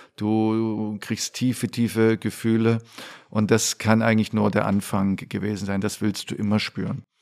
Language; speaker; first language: German; native; German